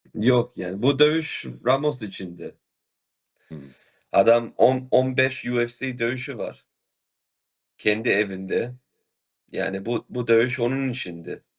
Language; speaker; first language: Turkish; early bilingual, heritage; Turkish